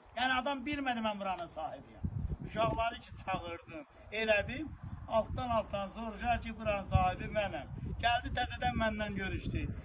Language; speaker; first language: Azerbaijani; non-native, local second language; Talysh